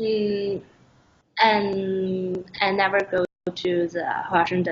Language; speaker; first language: English; non-native, learner; Chinese